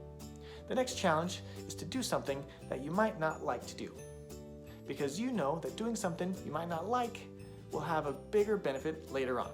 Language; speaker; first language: English; native; English